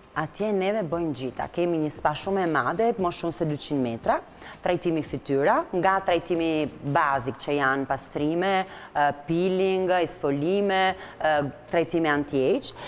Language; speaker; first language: Albanian; non-native, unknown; Italian